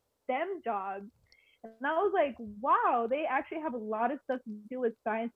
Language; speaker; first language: English; native; English